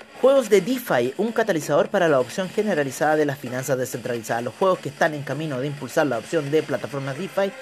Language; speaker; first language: Spanish; native; Spanish